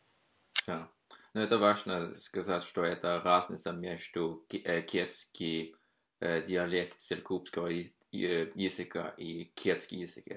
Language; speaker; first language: Russian; non-native, fluent; Norwegian